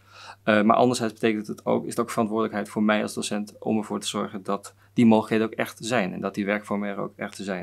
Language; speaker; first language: Dutch; native; Dutch